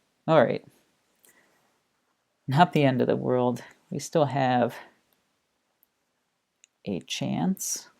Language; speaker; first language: English; native; English